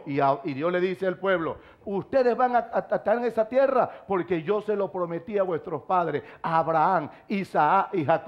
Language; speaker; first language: Spanish; native; Spanish